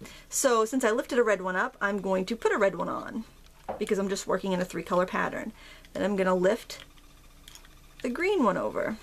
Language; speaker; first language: English; native; English